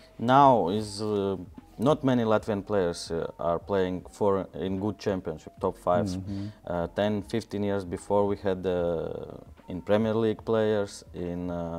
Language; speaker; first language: English; non-native, learner; Latvian